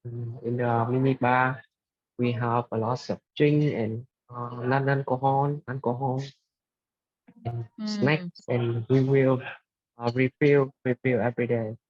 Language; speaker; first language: English; non-native, learner; Vietnamese